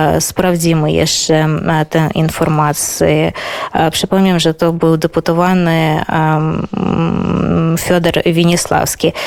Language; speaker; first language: Polish; non-native, fluent; Belarusian